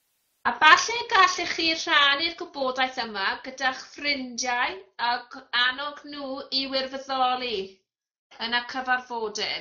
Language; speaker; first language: Welsh; non-native, fluent; English